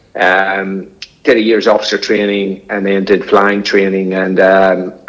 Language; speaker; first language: English; native; English